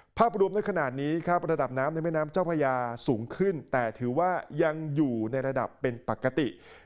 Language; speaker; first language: Thai; native; Thai